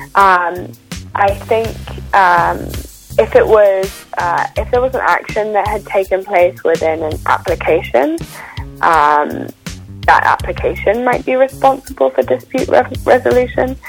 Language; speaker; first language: English; native; English